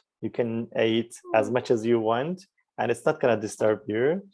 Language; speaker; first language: English; non-native, fluent; Turkish